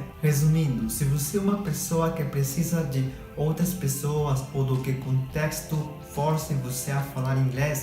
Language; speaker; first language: Portuguese; non-native, fluent; Spanish